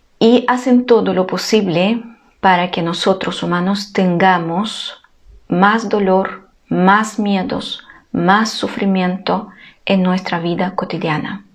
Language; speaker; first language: Spanish; non-native, fluent; Ukrainian